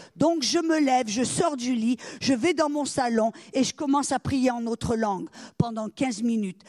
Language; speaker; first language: French; native; French